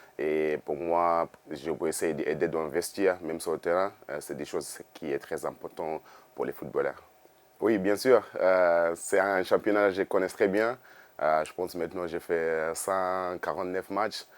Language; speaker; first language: French; non-native, fluent; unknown